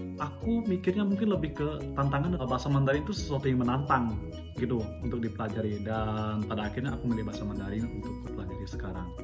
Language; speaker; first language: Indonesian; non-native, local second language; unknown